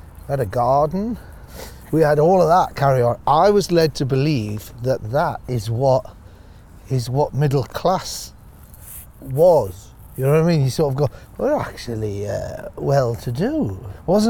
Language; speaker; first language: English; native; English